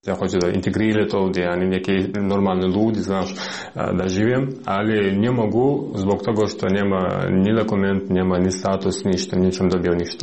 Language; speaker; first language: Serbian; non-native, learner; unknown